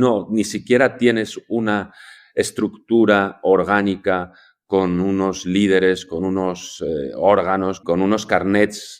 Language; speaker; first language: Spanish; native; Spanish